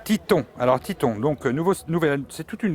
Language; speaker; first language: French; native; French